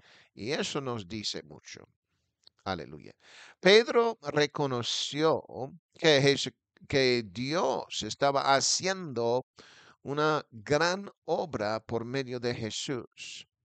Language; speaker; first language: Spanish; non-native, fluent; English